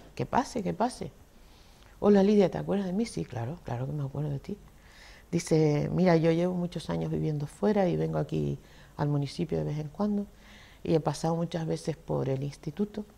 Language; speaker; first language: Spanish; native; Spanish